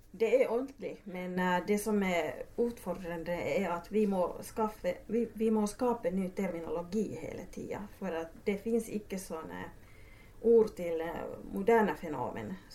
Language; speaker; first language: Swedish; non-native, local second language; Finnish